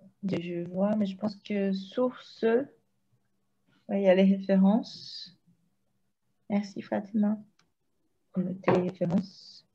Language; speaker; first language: French; non-native, fluent; Portuguese